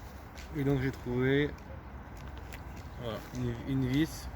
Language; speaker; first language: French; native; French